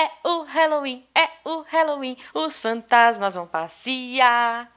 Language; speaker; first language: Portuguese; native; Portuguese